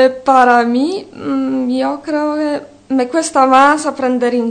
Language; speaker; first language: Spanish; non-native, fluent; Polish